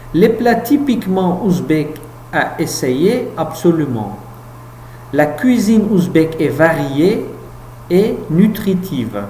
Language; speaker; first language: French; non-native, fluent; Uzbek